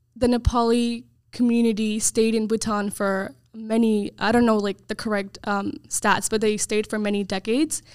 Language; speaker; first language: English; early bilingual, other home language; Nepali